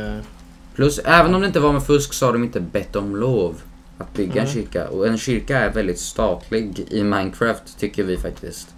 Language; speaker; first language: Swedish; native; Swedish